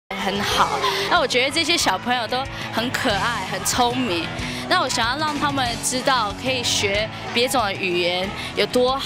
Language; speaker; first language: Chinese; early bilingual, heritage; Chinese